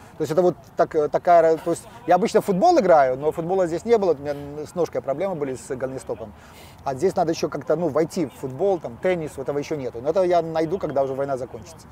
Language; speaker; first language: Russian; native; Russian